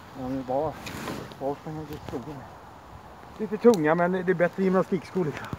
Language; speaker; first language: Swedish; native; Swedish